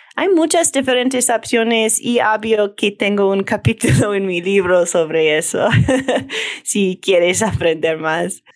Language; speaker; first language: Spanish; non-native, learner; English